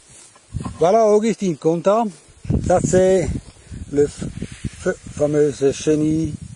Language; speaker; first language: French; non-native, fluent; German